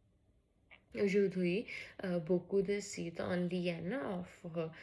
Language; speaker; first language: French; non-native, learner; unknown